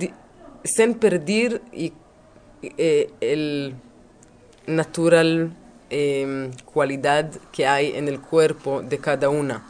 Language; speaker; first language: Spanish; non-native, learner; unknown